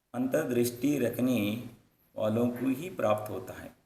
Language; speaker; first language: Hindi; non-native, local second language; Kannada